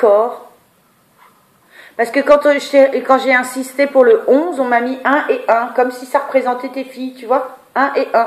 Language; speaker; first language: French; native; French